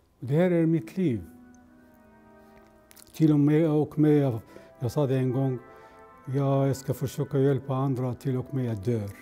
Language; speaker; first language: Swedish; non-native, fluent; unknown